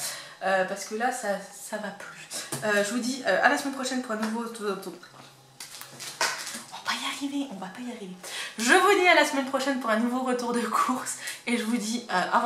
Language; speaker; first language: French; native; French